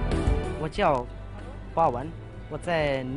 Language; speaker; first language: Chinese; non-native, learner; Hindi